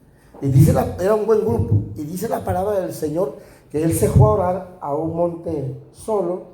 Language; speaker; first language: Spanish; native; Spanish